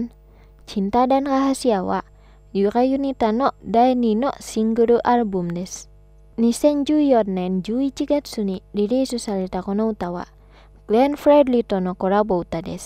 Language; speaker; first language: Japanese; non-native, fluent; Indonesian